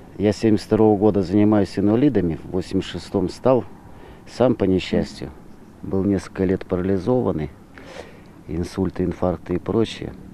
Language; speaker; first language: Russian; native; Russian